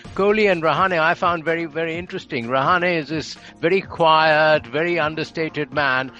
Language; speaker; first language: English; non-native, local second language; Bangla